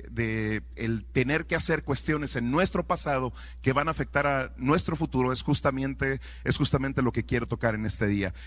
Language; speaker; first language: Spanish; native; Spanish